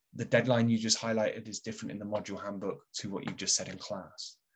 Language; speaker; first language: English; native; English